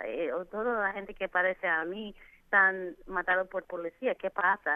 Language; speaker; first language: Spanish; non-native, fluent; English